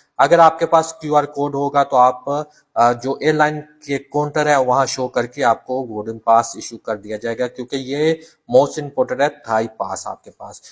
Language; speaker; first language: Urdu; non-native, local second language; Punjabi